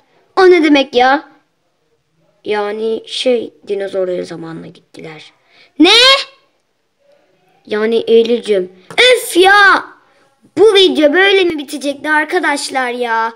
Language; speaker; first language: Turkish; native; Turkish